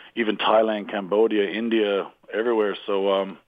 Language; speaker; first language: English; native; English